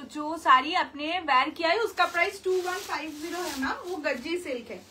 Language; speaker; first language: Hindi; non-native, local second language; Bangla